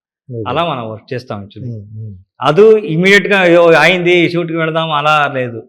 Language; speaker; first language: Telugu; non-native, learner; Kannada